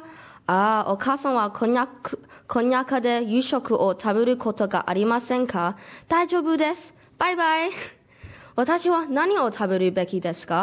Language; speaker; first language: Japanese; non-native, learner; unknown